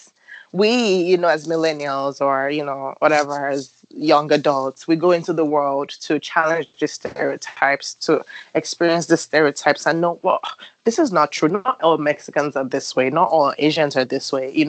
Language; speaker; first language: English; non-native, local second language; Yoruba